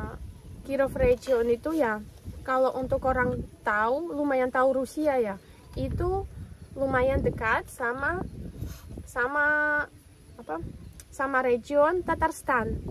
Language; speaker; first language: Indonesian; non-native, fluent; Russian